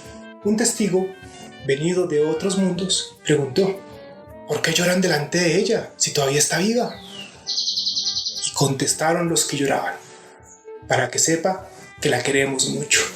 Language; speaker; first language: Spanish; native; Spanish